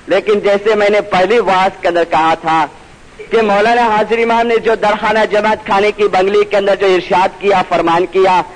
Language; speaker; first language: Urdu; non-native, local second language; Gujarati